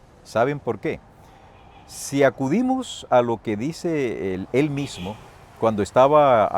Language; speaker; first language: Spanish; native; Spanish